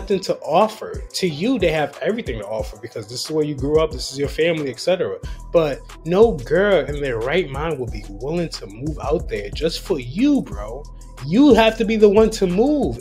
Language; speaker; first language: English; native; English